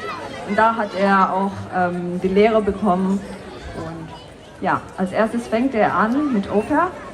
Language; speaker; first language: German; non-native, learner; Tibetan